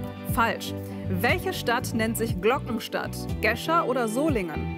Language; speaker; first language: German; native; German